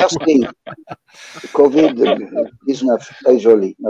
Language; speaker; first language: French; non-native, fluent; English